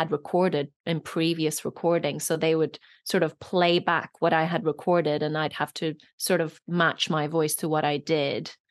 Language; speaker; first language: English; non-native, fluent; Norwegian